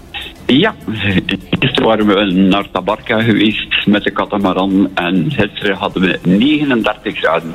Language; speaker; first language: Dutch; native; Dutch